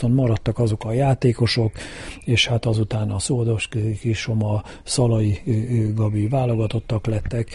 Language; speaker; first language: Hungarian; native; Hungarian